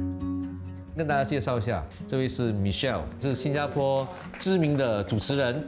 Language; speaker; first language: Chinese; native; Chinese